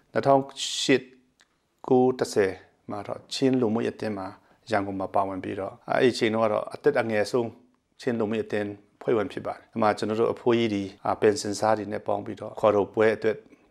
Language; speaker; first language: Burmese; non-native, local second language; Tedim Chin